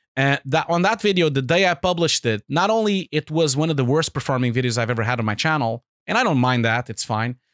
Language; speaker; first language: English; non-native, fluent; Portuguese